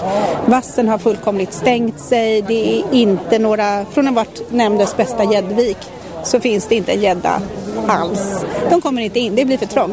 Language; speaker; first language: Swedish; native; Swedish